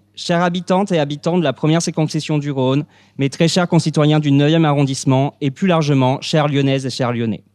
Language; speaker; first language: French; native; French